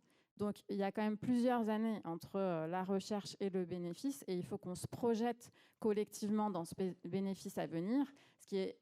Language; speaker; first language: French; native; French